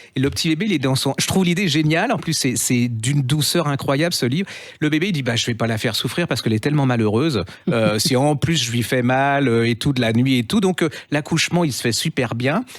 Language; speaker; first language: French; native; French